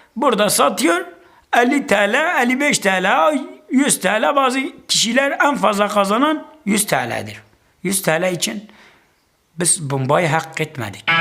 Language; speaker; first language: Turkish; non-native, local second language; Kurdish